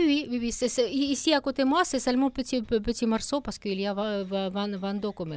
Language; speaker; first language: French; non-native, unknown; Russian